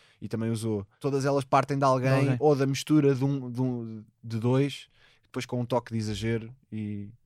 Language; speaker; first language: Portuguese; native; Portuguese